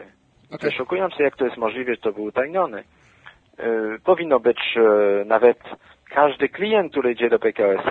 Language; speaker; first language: Polish; non-native, fluent; French